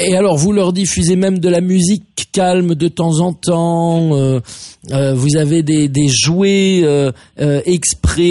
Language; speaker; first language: French; native; French